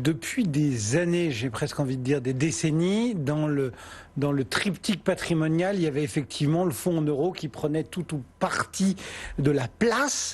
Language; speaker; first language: French; native; French